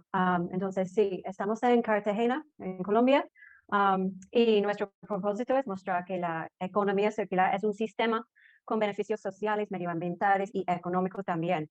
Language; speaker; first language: Spanish; non-native, fluent; English